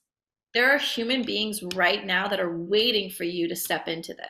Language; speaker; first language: English; native; English